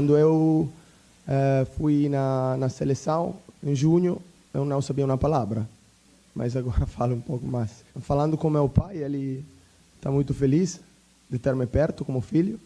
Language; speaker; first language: Portuguese; non-native, fluent; Italian